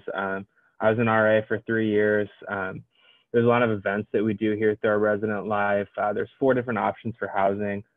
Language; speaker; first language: English; native; English